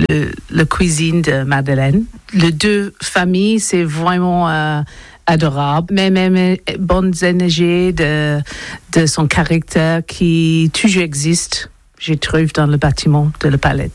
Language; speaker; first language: French; non-native, learner; English